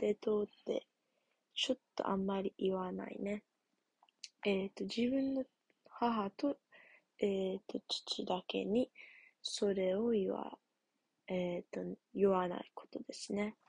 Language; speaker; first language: Japanese; non-native, learner; English